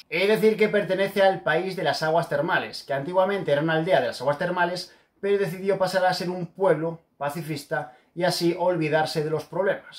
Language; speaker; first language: Spanish; native; Spanish